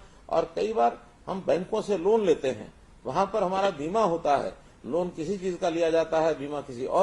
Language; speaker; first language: Hindi; native; Hindi